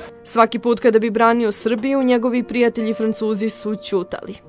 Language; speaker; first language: Serbian; native; Serbian